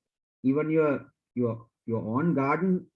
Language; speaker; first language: English; non-native, local second language; Sinhala